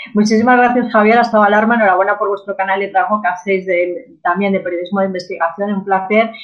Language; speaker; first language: Spanish; native; Spanish